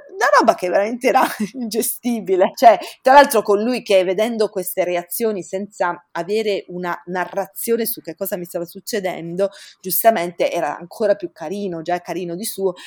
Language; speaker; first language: Italian; native; Italian